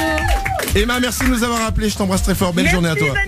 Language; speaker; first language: French; native; French